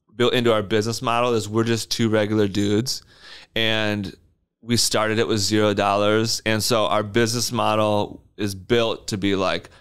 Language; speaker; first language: English; native; English